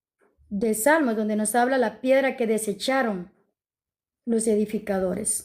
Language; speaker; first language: Spanish; native; Spanish